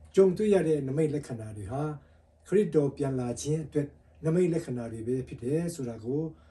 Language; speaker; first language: Burmese; non-native, local second language; Hakha Chin